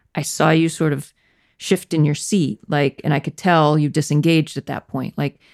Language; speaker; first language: English; native; English